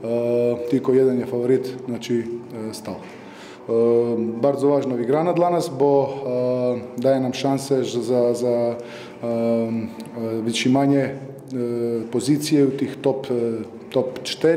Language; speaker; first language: Polish; non-native, fluent; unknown